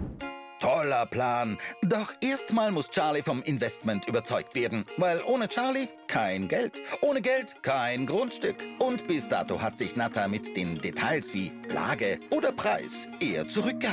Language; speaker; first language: German; native; German